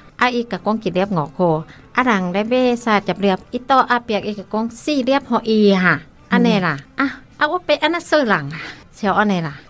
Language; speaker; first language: Min Nan Chinese; non-native, learner; Northeastern Thai